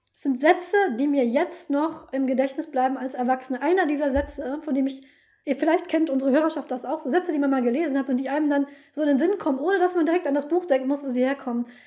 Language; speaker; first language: German; native; German